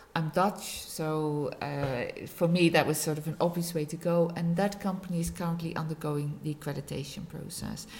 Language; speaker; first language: English; non-native, fluent; Dutch